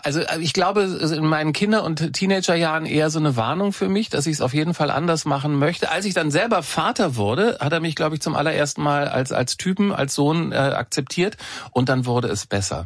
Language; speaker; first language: German; native; German